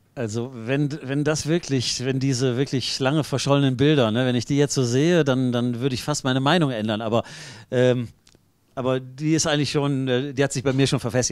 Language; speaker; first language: German; native; German